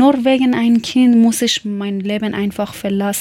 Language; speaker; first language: German; non-native, learner; Persian